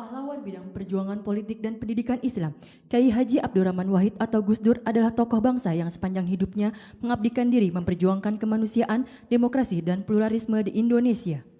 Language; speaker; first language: Indonesian; native; Indonesian